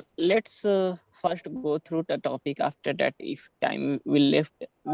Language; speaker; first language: English; non-native, learner; Hindi